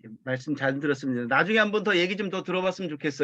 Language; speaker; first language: Korean; native; Korean